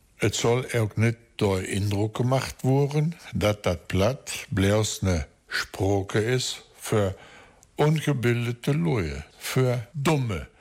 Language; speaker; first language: German; native; German